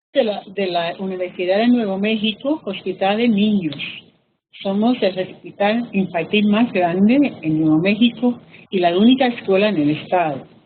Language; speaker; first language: Spanish; early bilingual, heritage; Spanish